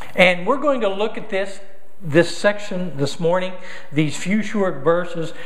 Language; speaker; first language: English; native; English